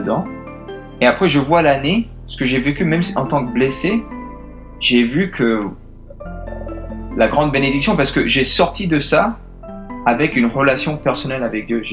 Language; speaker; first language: French; early bilingual, heritage; French